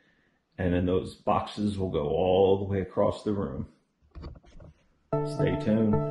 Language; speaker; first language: English; native; English